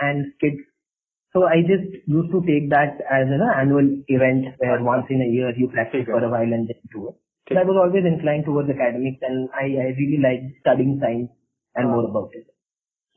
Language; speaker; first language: English; non-native, local second language; Malayalam